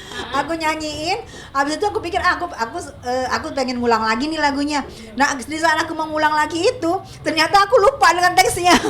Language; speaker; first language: Indonesian; native; Indonesian